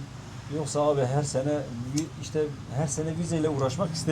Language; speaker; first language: Turkish; native; Turkish